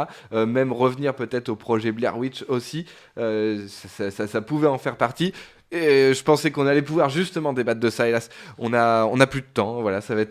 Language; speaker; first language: French; native; French